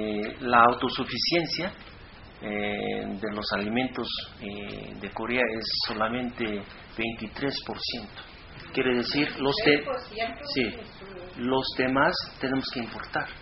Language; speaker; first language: Spanish; non-native, fluent; Korean